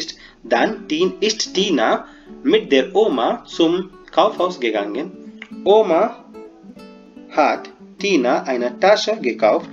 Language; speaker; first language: German; non-native, fluent; Hindi